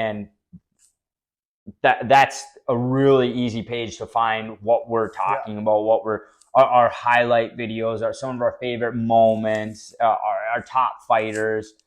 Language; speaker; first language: English; native; English